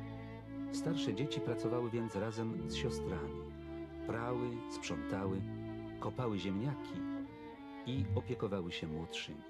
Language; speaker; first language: Polish; native; Polish